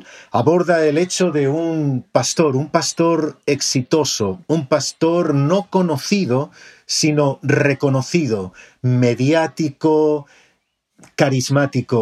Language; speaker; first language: Spanish; native; Spanish